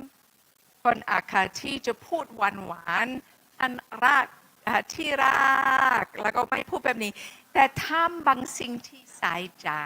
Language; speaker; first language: Thai; non-native, fluent; English